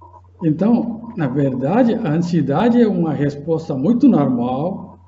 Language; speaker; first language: Portuguese; non-native, fluent; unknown